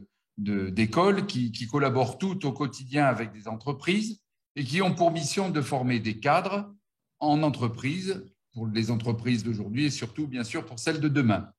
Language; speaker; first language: French; native; French